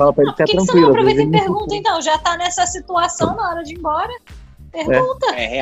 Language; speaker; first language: Portuguese; native; Portuguese